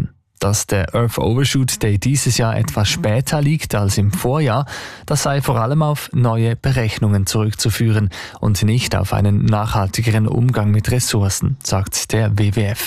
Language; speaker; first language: German; native; German